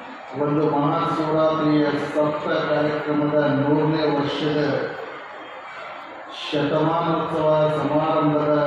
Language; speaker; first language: Kannada; native; Kannada